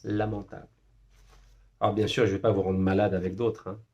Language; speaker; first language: French; non-native, local second language; Arabic